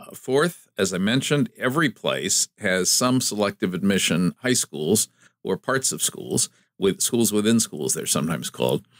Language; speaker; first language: English; native; English